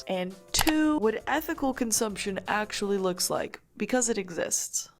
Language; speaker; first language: English; native; English